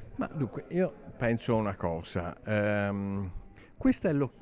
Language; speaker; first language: Italian; native; Italian